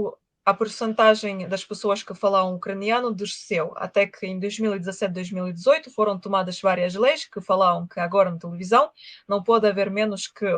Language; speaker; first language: Portuguese; non-native, fluent; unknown